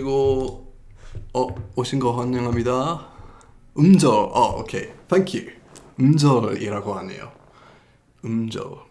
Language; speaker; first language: Korean; non-native, fluent; English